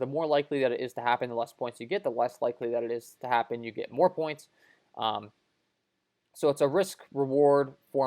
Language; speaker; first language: English; native; English